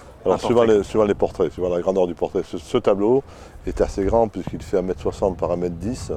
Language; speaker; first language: French; native; French